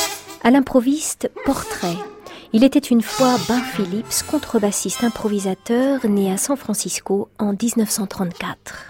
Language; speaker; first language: French; native; French